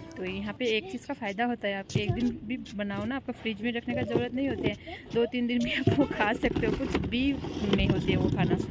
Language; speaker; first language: Hindi; non-native, local second language; Nepali